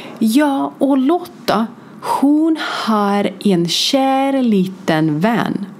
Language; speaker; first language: Swedish; non-native, fluent; Ukrainian